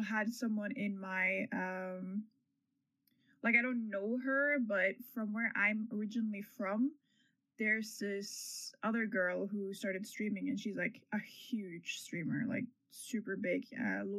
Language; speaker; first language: English; non-native, fluent; Norwegian